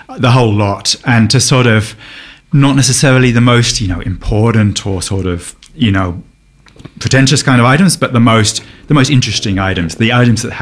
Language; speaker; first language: English; native; English